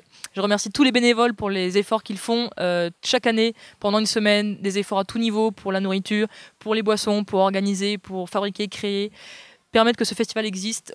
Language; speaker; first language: French; native; French